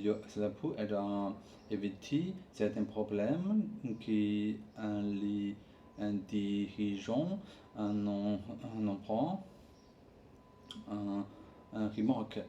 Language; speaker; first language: French; non-native, learner; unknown